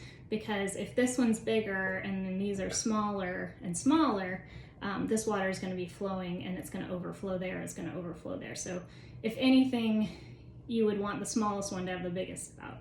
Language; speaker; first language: English; native; English